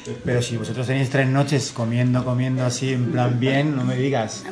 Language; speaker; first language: Spanish; native; Spanish